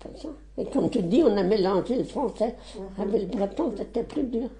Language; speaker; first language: French; non-native, local second language; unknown